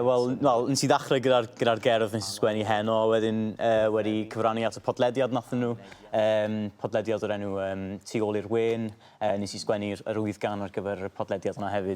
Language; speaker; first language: Welsh; native; Welsh